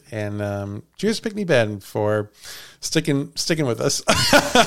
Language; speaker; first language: English; native; English